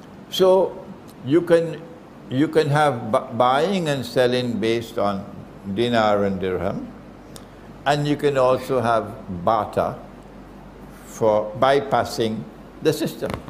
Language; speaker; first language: English; native; English